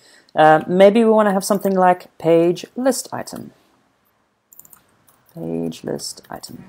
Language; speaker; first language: English; native; English